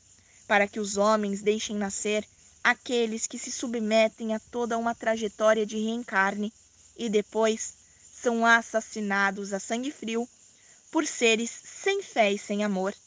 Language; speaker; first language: Portuguese; native; Portuguese